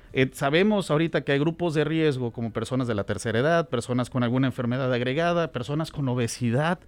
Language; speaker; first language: Spanish; native; Spanish